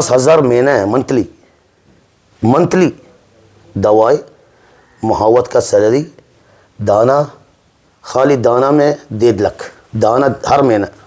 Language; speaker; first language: Hindi; non-native, learner; Arabic